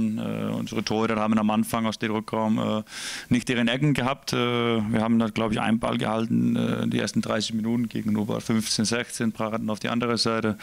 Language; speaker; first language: German; non-native, fluent; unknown